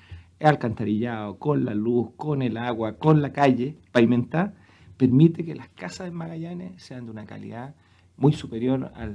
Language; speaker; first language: Spanish; native; Spanish